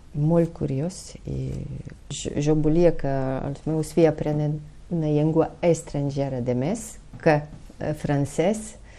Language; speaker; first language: Catalan; non-native, fluent; Ukrainian